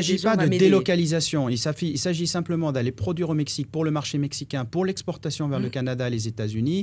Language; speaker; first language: French; native; French